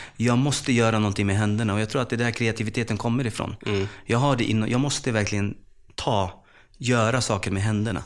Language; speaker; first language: Swedish; early bilingual, other home language; Arabic